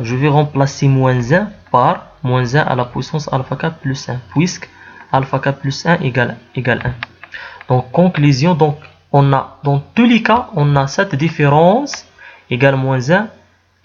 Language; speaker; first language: French; non-native, local second language; Arabic